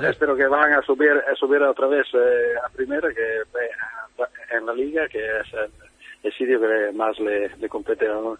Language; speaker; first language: Spanish; non-native, fluent; Italian